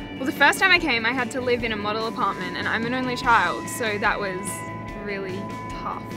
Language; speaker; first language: English; native; English